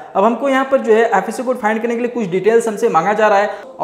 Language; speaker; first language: Hindi; native; Hindi